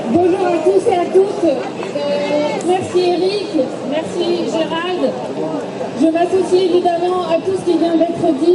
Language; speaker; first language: French; native; French